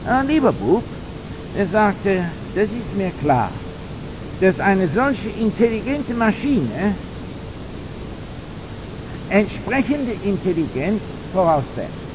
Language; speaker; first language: German; non-native, fluent; English